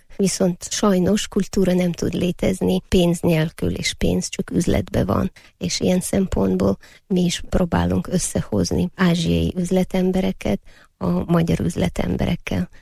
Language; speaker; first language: Hungarian; non-native, fluent; Uyghur